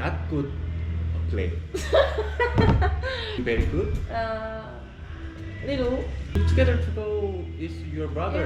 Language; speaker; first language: English; non-native, learner; Korean